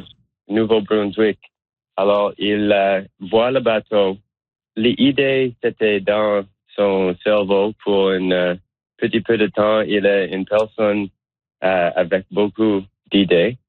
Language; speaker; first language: French; non-native, learner; English